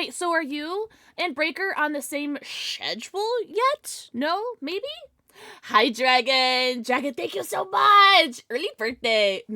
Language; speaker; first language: English; native; English